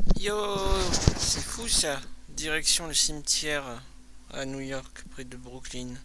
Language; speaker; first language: French; native; French